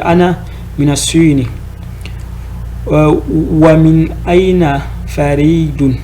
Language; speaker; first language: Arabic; non-native, fluent; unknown